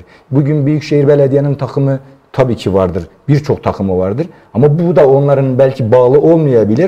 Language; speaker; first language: Turkish; native; Turkish